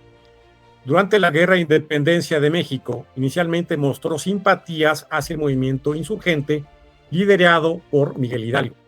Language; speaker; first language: Spanish; native; Spanish